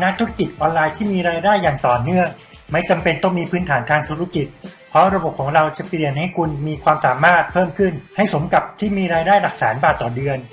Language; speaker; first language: Thai; native; Thai